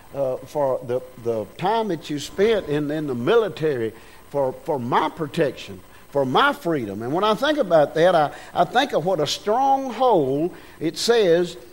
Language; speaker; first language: English; native; English